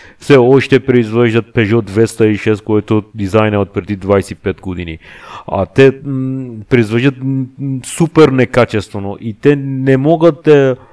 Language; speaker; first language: Bulgarian; non-native, fluent; Persian